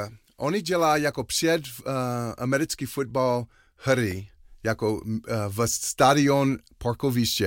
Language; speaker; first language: Czech; non-native, learner; English